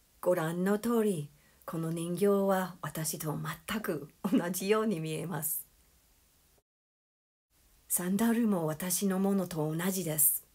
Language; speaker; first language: Japanese; non-native, fluent; English